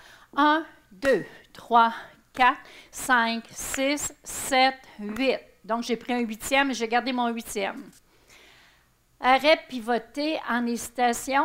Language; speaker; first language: French; native; French